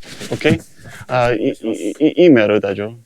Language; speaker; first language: Japanese; non-native, learner; English